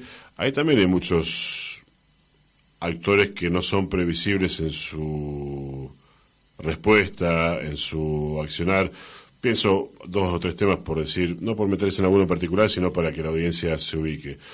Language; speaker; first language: Spanish; native; Spanish